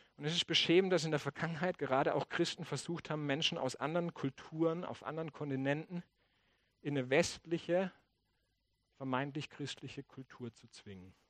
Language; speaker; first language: German; native; German